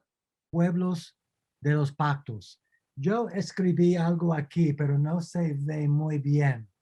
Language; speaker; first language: Spanish; non-native, fluent; English